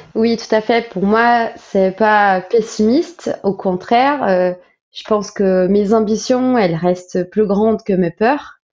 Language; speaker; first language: French; non-native, fluent; Portuguese